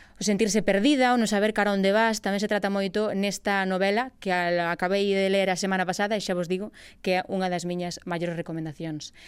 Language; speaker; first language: Galician; native; Galician